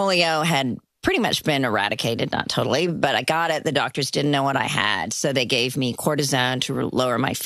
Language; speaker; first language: English; early bilingual, other home language; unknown